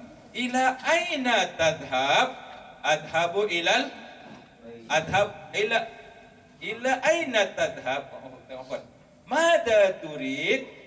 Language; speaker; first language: Arabic; non-native, fluent; Malay